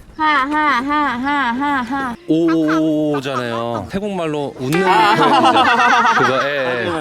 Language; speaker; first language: Korean; native; Korean